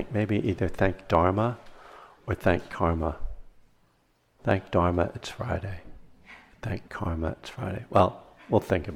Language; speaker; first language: English; native; English